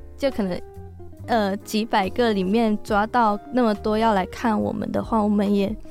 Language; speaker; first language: Chinese; non-native, local second language; Cantonese